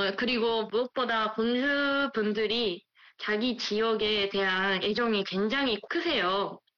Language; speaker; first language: Korean; non-native, fluent; Japanese